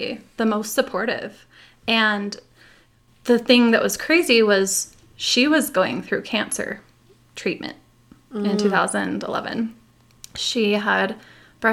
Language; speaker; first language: English; native; English